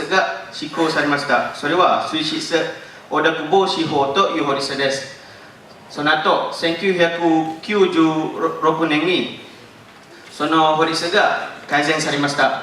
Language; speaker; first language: Japanese; non-native, learner; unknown